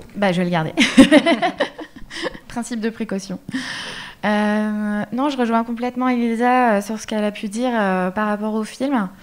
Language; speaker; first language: French; native; French